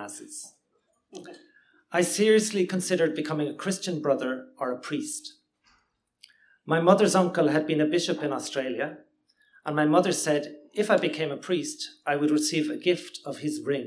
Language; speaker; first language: English; native; English